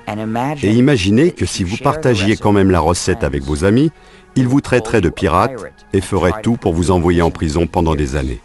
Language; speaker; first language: French; native; French